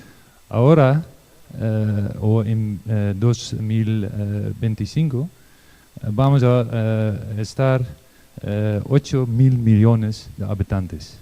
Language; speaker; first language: Spanish; non-native, learner; Dutch